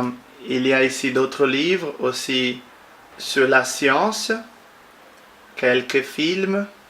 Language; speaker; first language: French; non-native, fluent; Portuguese